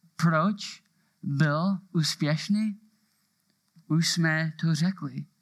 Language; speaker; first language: Czech; native; Czech